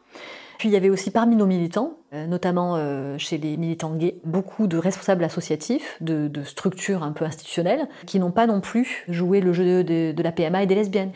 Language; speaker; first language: French; native; French